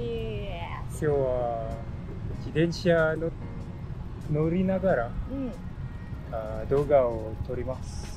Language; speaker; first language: Japanese; non-native, learner; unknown